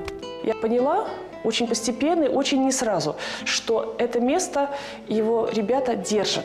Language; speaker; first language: Russian; native; Russian